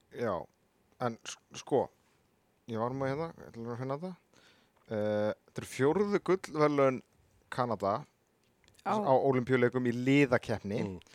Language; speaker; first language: Icelandic; native; Icelandic